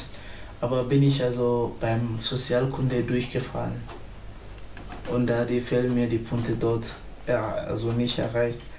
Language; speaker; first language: German; non-native, learner; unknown